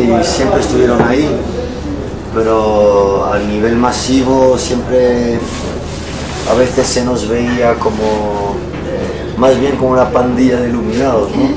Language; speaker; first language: Spanish; early bilingual, heritage; Spanish